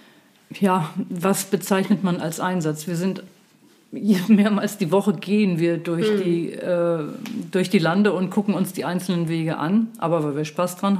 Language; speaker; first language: German; native; German